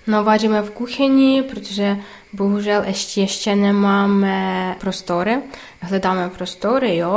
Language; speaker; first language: Czech; non-native, local second language; Ukrainian